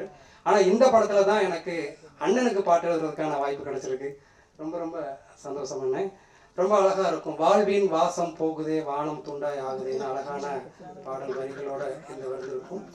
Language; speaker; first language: Tamil; native; Tamil